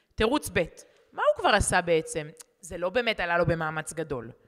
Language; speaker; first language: Hebrew; native; Hebrew